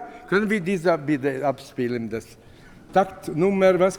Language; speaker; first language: German; non-native, fluent; Latvian